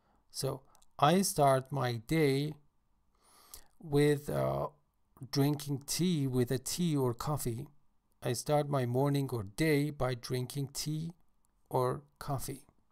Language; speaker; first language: English; non-native, fluent; Persian